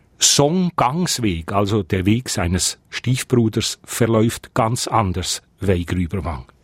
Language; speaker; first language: German; native; German